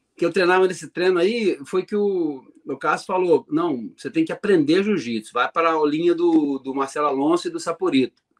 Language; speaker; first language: Portuguese; native; Portuguese